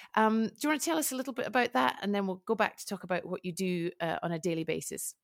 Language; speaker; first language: English; native; English